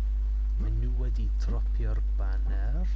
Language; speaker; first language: Welsh; non-native, learner; English